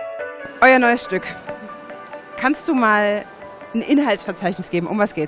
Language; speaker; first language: German; native; German